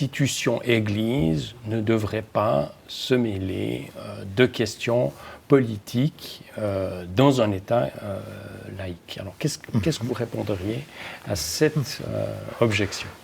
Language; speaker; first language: French; native; French